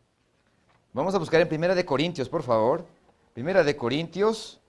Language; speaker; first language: Spanish; native; Spanish